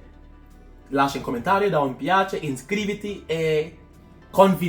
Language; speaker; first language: Italian; non-native, learner; English